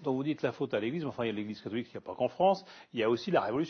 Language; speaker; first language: French; native; French